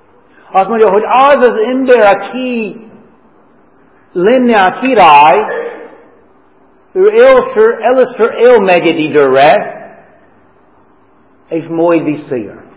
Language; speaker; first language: Hungarian; non-native, fluent; English